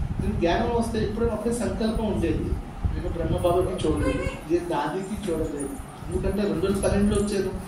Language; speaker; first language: Telugu; non-native, local second language; Urdu